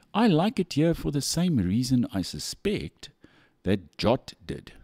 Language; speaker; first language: English; non-native, local second language; Afrikaans